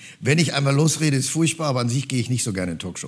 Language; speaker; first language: German; native; German